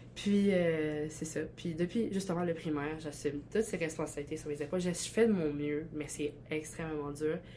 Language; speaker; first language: French; early bilingual, other home language; Albanian